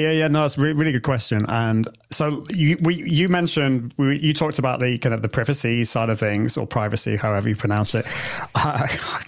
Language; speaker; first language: English; native; English